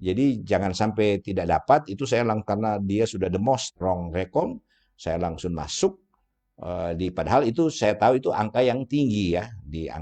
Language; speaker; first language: Indonesian; native; Indonesian